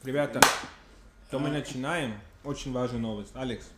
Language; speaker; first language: Russian; non-native, learner; English